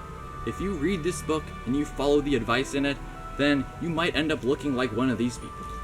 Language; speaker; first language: English; native; English